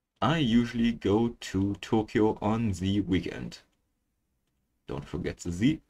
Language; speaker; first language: English; non-native, fluent; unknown